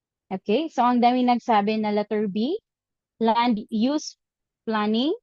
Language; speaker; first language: Filipino; native; Filipino